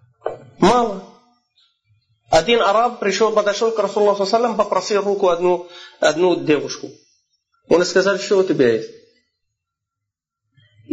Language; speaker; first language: Russian; non-native, fluent; Arabic